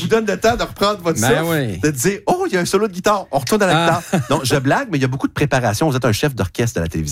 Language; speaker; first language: French; native; French